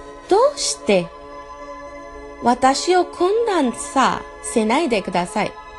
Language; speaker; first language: Japanese; non-native, learner; English